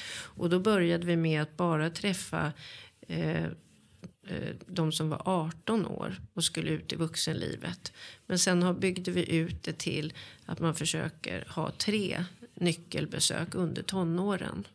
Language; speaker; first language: Swedish; native; Swedish